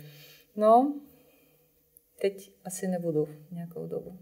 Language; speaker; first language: Czech; non-native, fluent; Ukrainian